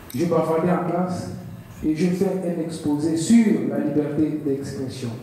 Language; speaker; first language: French; non-native, learner; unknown